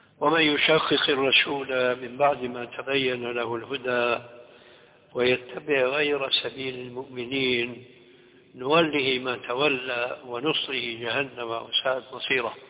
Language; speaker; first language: Arabic; early bilingual, other home language; Albanian